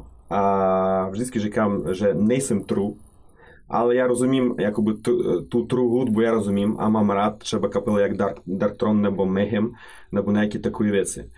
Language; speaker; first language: Czech; non-native, learner; Russian